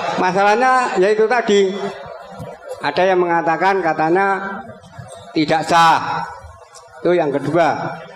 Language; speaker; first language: Indonesian; non-native, local second language; Javanese